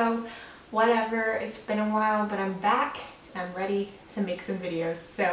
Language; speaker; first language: English; native; English